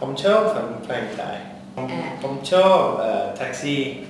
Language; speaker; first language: Thai; non-native, learner; English